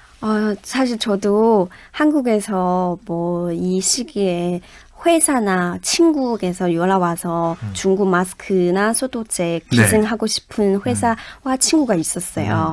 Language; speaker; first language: Korean; non-native, fluent; Chinese